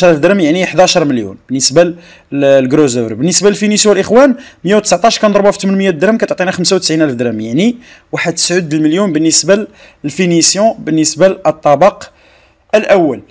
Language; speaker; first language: Arabic; native; Arabic